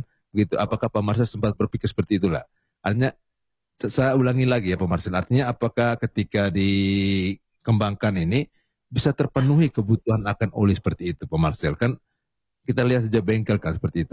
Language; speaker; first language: Indonesian; native; Indonesian